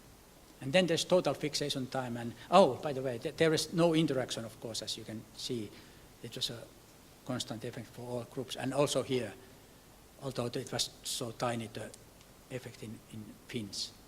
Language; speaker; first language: English; non-native, fluent; Finnish